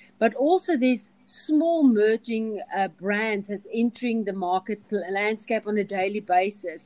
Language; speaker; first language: English; non-native, local second language; Afrikaans